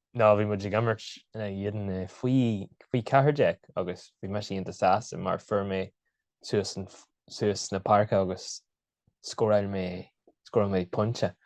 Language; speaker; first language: Irish; non-native, local second language; English